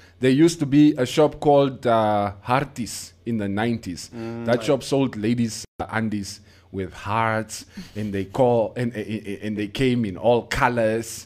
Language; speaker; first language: English; non-native, local second language; Afrikaans